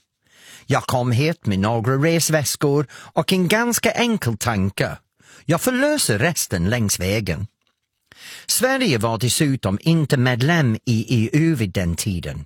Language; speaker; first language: Swedish; non-native, fluent; English